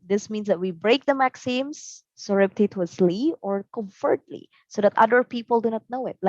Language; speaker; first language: English; non-native, local second language; Cebuano